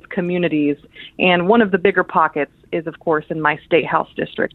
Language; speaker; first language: English; native; English